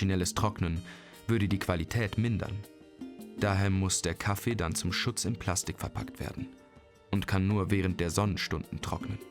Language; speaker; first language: German; native; German